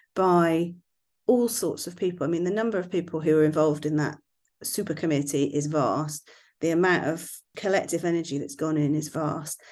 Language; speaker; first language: English; native; English